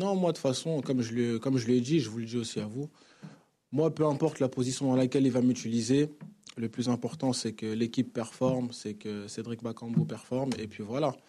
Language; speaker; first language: French; native; French